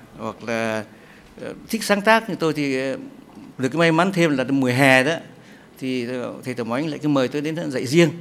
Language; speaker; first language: Vietnamese; native; Vietnamese